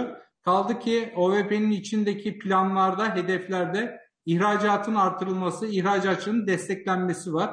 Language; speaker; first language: Turkish; native; Turkish